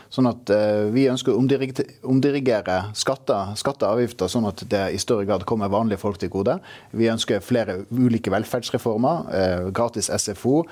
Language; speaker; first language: Norwegian; native; Norwegian